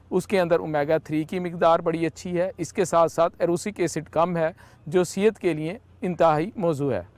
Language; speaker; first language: Urdu; native; Urdu